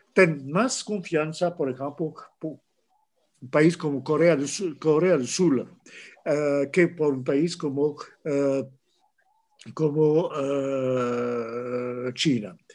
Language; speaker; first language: Portuguese; non-native, fluent; French